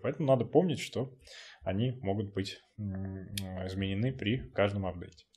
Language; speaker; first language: Russian; native; Russian